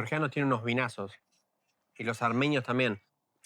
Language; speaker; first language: Spanish; native; Spanish